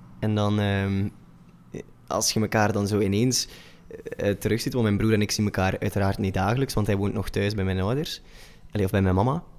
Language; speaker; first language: Dutch; native; Dutch